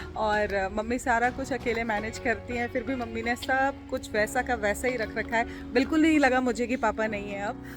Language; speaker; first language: Hindi; native; Hindi